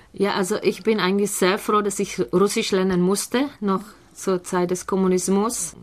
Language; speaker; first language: German; non-native, fluent; Czech